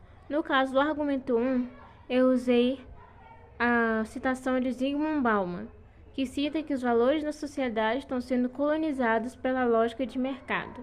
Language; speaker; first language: Portuguese; native; Portuguese